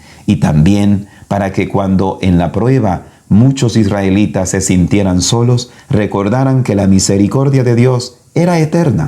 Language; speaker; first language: Spanish; native; Spanish